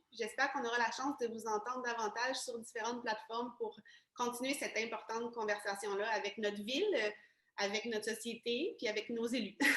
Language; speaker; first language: French; native; French